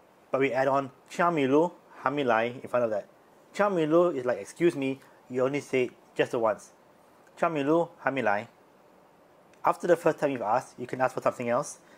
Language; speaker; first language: English; non-native, local second language; Min Nan Chinese